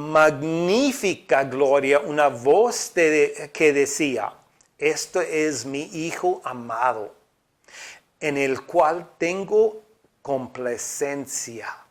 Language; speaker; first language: Spanish; non-native, fluent; English